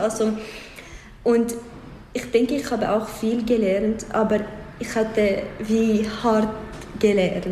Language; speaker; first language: German; non-native, fluent; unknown